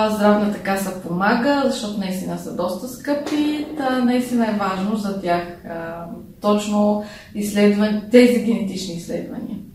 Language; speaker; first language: Bulgarian; early bilingual, heritage; Bulgarian